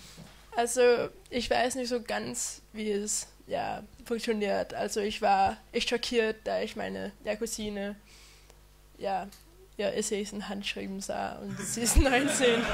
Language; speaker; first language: German; non-native, fluent; Danish